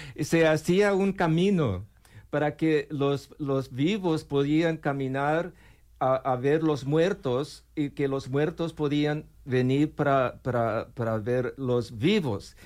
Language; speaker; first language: Spanish; non-native, learner; English